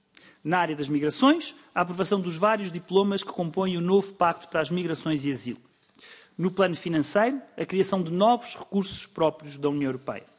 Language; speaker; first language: Portuguese; native; Portuguese